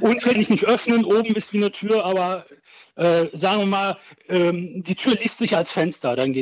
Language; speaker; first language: German; early bilingual, other home language; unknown